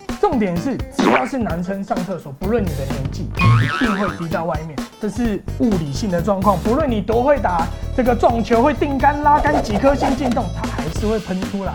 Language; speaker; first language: Chinese; native; Chinese